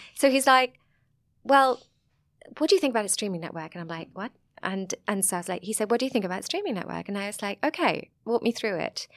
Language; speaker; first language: English; native; English